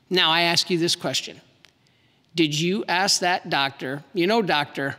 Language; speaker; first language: English; native; English